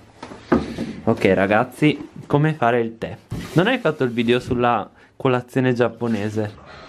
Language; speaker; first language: Italian; native; Italian